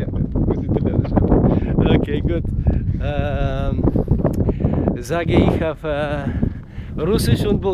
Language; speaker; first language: German; non-native, learner; Bulgarian